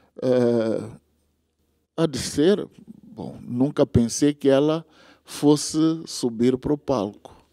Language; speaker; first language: Portuguese; non-native, local second language; Tsonga